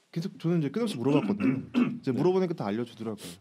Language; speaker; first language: Korean; native; Korean